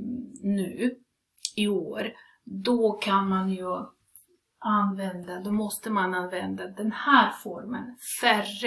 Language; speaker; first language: Swedish; non-native, fluent; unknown